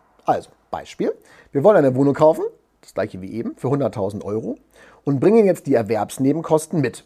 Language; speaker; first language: German; native; German